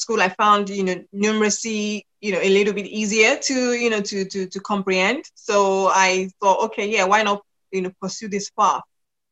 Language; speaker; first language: English; non-native, local second language; Yoruba